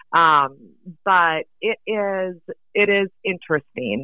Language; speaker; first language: English; native; English